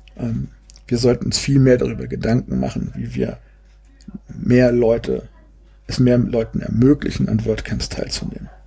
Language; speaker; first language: German; native; German